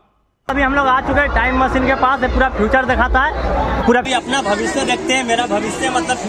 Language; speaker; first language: Hindi; native; Hindi